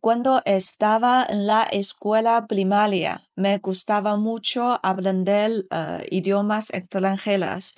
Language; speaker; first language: Spanish; non-native, fluent; Chinese